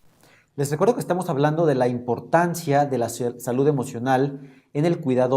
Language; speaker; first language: Spanish; native; Spanish